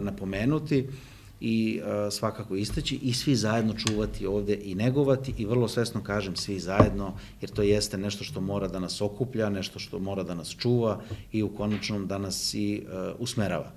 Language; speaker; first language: Bosnian; native; Bosnian